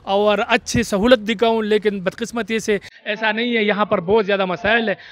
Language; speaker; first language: Urdu; non-native, local second language; Pashto